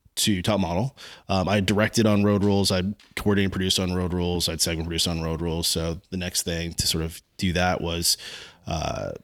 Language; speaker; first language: English; native; English